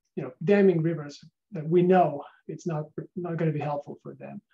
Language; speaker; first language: English; non-native, fluent; Spanish